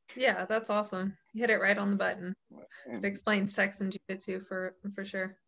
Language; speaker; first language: English; native; English